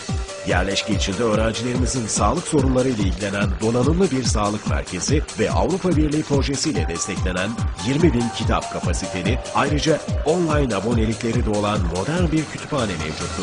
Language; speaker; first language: Turkish; native; Turkish